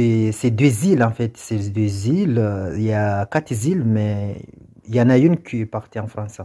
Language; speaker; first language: French; non-native, local second language; Comorian